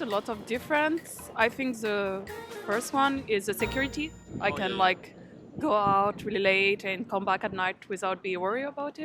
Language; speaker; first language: English; non-native, fluent; French